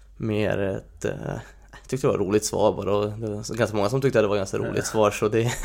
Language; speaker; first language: Swedish; non-native, fluent; Hungarian